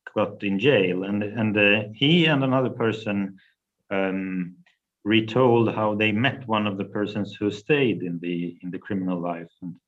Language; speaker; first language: English; non-native, fluent; Swedish